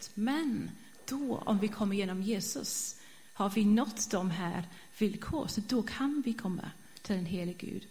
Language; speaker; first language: Swedish; non-native, fluent; English